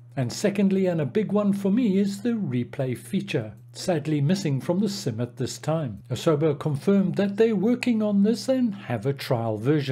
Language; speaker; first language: English; native; English